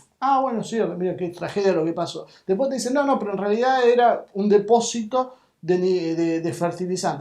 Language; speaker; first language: Spanish; native; Spanish